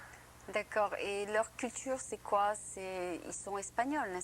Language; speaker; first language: French; native; French